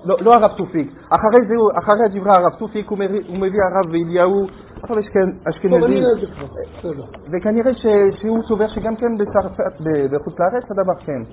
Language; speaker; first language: Hebrew; non-native, fluent; French